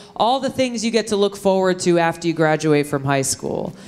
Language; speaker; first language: English; native; English